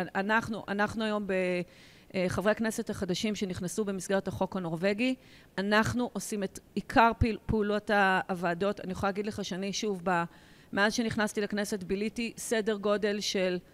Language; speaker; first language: Hebrew; native; Hebrew